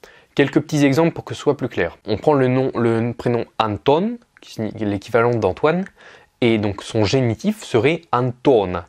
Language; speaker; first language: French; native; French